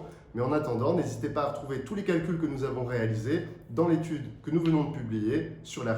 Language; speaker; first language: French; native; French